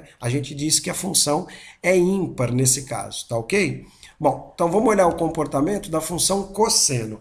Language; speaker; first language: Portuguese; native; Portuguese